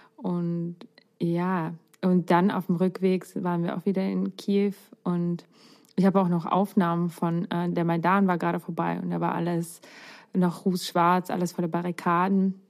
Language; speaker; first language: German; native; German